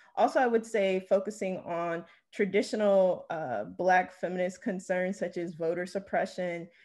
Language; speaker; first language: English; native; English